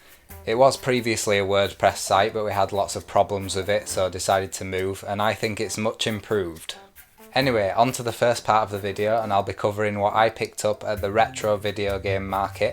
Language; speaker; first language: English; native; English